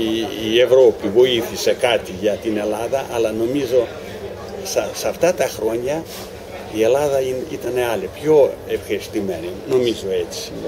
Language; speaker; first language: Greek; non-native, learner; Ukrainian